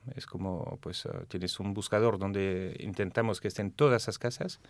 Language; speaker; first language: Spanish; non-native, fluent; French